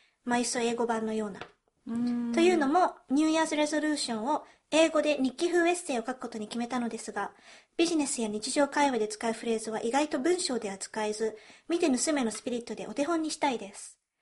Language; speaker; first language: Japanese; early bilingual, heritage; Japanese